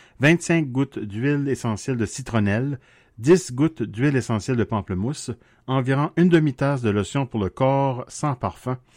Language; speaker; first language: French; native; French